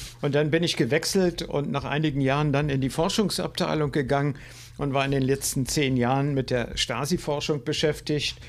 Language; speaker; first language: German; native; German